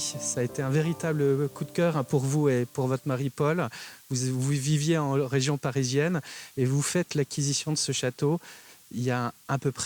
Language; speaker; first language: French; native; French